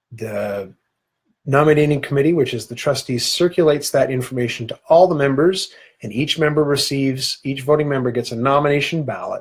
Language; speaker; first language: English; native; English